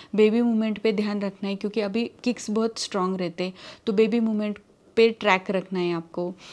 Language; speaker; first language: Hindi; non-native, local second language; Marathi